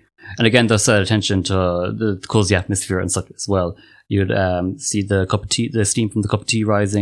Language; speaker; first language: English; native; English